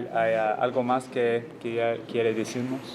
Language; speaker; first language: Spanish; non-native, learner; English